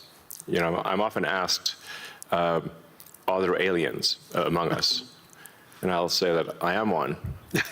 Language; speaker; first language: English; early bilingual, other home language; Afrikaans